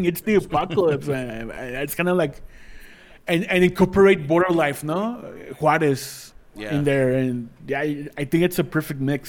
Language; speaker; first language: English; early bilingual, other home language; Spanish